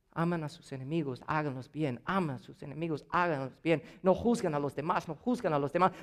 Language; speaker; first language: Spanish; non-native, fluent; English